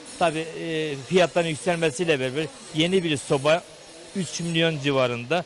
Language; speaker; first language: Turkish; native; Turkish